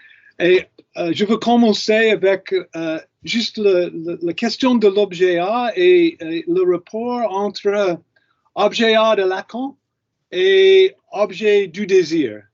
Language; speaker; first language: French; non-native, fluent; English